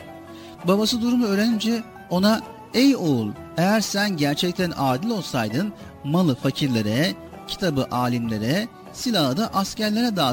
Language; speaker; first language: Turkish; native; Turkish